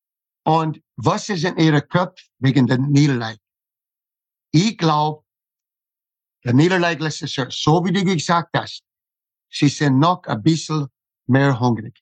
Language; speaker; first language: German; non-native, fluent; English